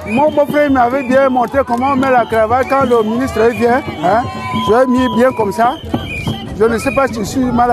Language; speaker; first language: French; non-native, local second language; Fang